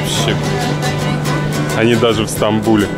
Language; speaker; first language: Russian; native; Russian